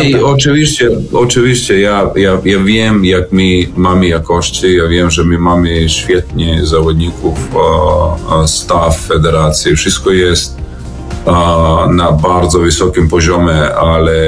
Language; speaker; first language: Polish; non-native, learner; Serbian